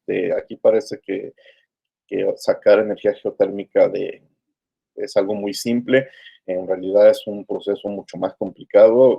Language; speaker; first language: Spanish; native; Spanish